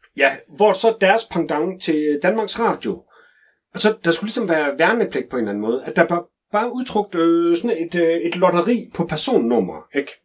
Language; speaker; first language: Danish; native; Danish